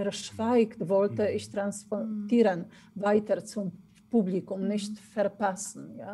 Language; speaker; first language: German; non-native, fluent; Polish